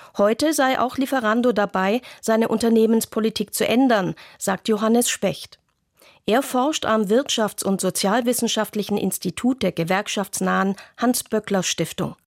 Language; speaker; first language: German; native; German